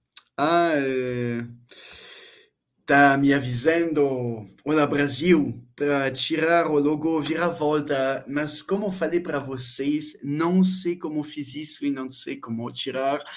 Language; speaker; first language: Portuguese; non-native, fluent; French